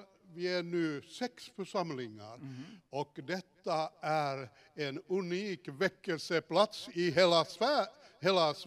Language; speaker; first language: Swedish; non-native, fluent; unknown